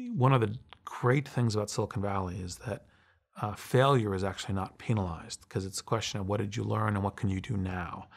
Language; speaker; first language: English; native; English